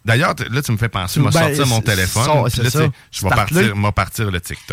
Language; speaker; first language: French; native; French